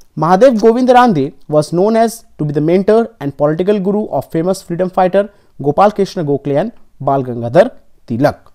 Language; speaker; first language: English; non-native, local second language; Bangla